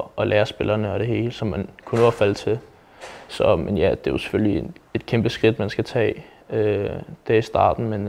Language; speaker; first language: Danish; native; Danish